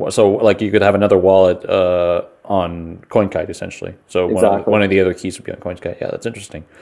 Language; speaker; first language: English; native; English